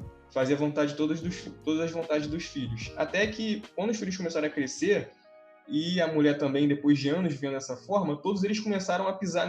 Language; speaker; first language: Portuguese; native; Portuguese